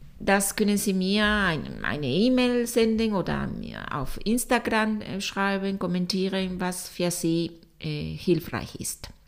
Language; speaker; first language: German; non-native, fluent; Spanish